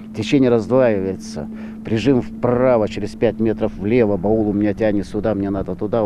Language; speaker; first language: Russian; native; Russian